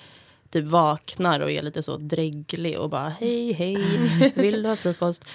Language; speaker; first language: Swedish; native; Swedish